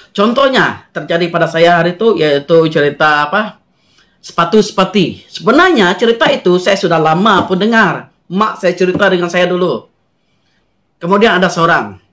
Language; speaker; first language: Malay; non-native, local second language; Iban